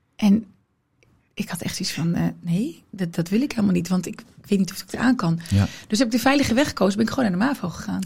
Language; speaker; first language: Dutch; early bilingual, other home language; Riffian